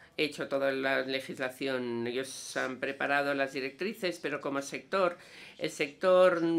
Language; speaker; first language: Spanish; non-native, fluent; Danish